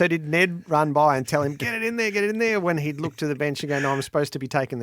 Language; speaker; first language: English; native; English